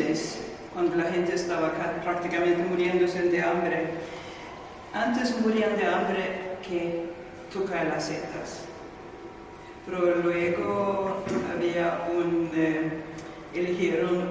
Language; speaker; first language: Spanish; non-native, fluent; Swedish